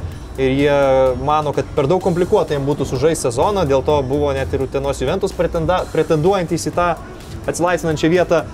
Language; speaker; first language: Lithuanian; native; Lithuanian